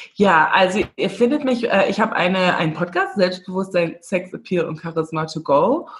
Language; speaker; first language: German; early bilingual, heritage; German